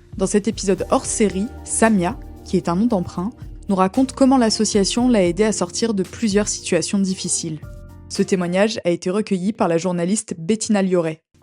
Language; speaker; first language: French; native; French